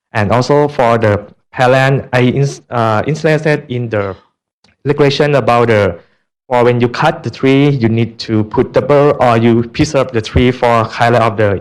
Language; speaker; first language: English; non-native, learner; Thai